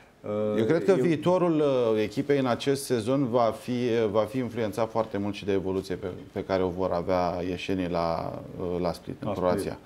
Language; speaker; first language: Romanian; native; Romanian